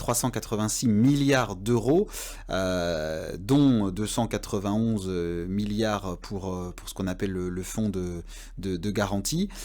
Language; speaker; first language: French; native; French